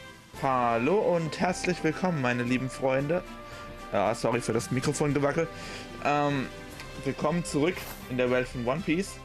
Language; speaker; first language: German; native; German